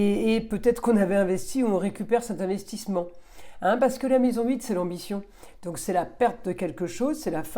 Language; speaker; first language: French; native; French